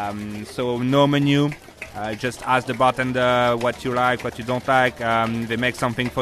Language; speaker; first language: English; non-native, fluent; French